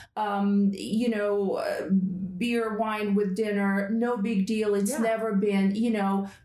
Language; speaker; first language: English; non-native, fluent; Russian